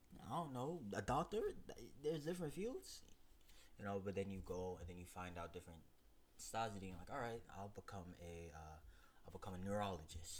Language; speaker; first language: English; native; English